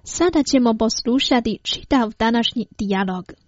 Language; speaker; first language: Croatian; non-native, fluent; Chinese